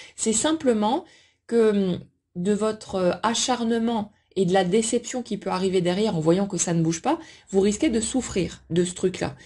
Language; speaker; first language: French; native; French